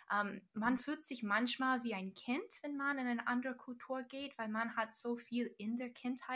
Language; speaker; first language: German; non-native, fluent; English